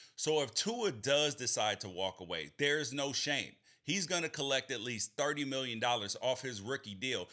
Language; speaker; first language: English; native; English